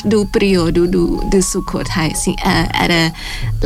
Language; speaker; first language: Portuguese; non-native, fluent; Thai